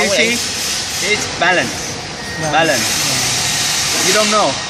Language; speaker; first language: English; non-native, learner; Vietnamese